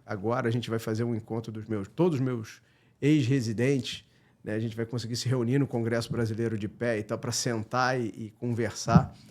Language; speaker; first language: Portuguese; native; Portuguese